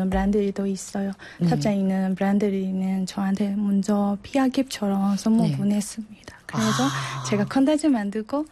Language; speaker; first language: Korean; non-native, learner; Burmese